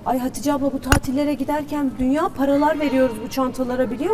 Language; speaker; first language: Turkish; native; Turkish